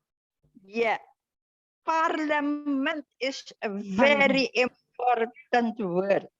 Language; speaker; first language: English; non-native, fluent; Indonesian